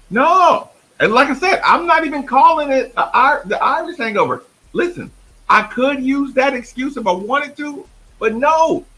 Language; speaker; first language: English; native; English